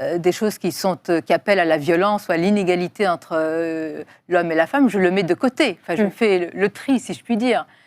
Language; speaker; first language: French; non-native, local second language; Arabic